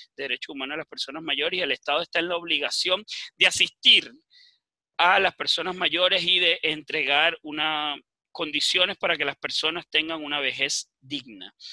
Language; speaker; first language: Spanish; native; Spanish